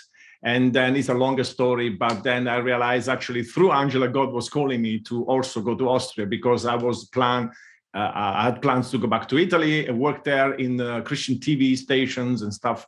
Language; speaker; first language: English; non-native, fluent; Italian